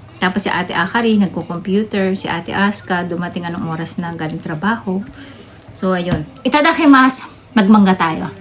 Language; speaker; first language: Filipino; native; Filipino